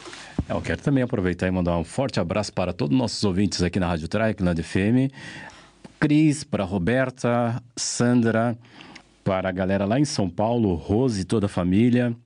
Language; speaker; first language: Portuguese; native; Portuguese